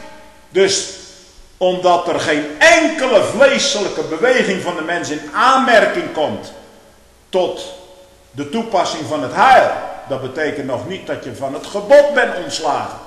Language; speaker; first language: Dutch; native; Dutch